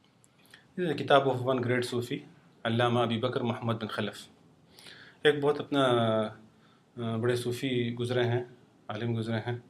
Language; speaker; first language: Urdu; non-native, fluent; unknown